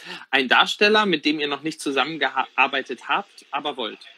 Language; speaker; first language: German; native; German